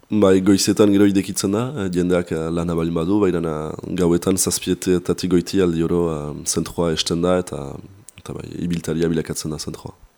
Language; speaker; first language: Basque; native; Basque